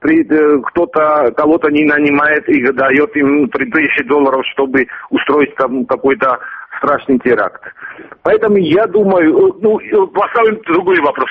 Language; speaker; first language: Russian; non-native, fluent; Georgian